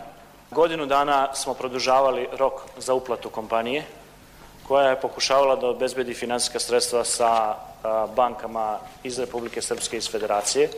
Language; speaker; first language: Croatian; native; Croatian